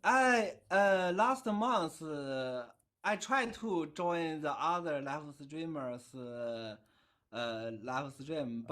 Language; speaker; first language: English; non-native, learner; Chinese